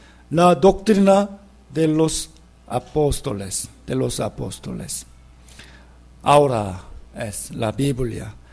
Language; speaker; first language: Spanish; non-native, fluent; Korean